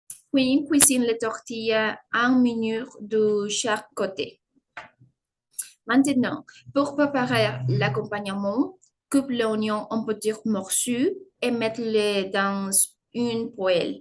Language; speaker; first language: French; non-native, learner; Spanish